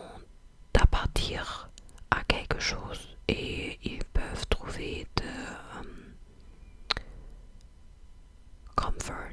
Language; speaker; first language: French; non-native, fluent; English